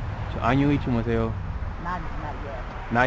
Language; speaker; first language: Korean; non-native, learner; English